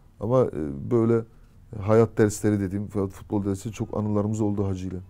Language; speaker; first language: Turkish; early bilingual, heritage; Turkish